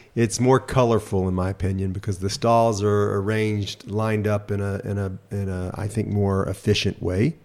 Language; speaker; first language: English; native; English